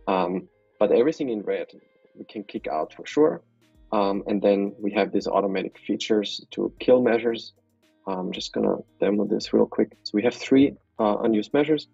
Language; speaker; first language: English; non-native, fluent; German